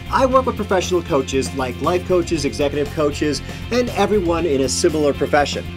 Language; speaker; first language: English; native; English